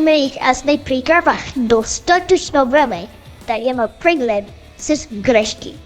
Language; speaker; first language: Bulgarian; non-native, learner; Chinese